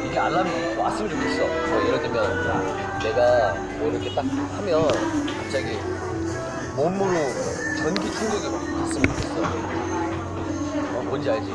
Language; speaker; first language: Korean; native; Korean